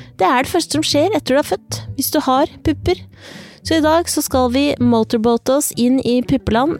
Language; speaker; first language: Norwegian; native; Norwegian